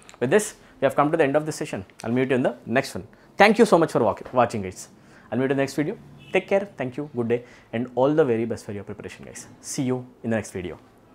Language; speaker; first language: English; non-native, local second language; Telugu